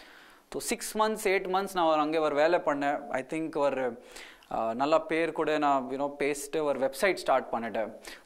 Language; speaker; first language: Tamil; non-native, local second language; Hindi